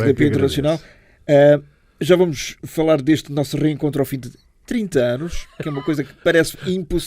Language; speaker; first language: Portuguese; native; Portuguese